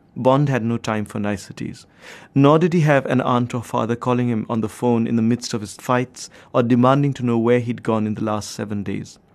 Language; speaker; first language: English; non-native, local second language; Bangla